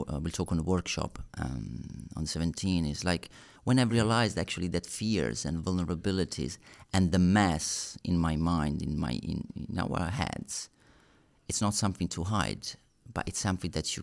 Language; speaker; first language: English; non-native, fluent; Italian